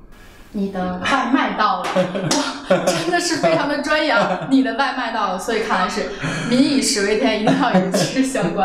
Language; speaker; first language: Chinese; native; Chinese